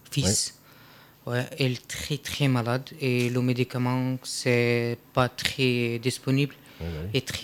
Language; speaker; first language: French; non-native, learner; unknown